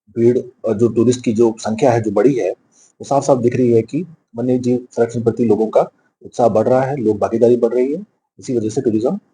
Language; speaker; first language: Hindi; non-native, local second language; Gujarati